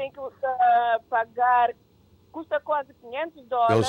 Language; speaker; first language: Portuguese; early bilingual, heritage; Portuguese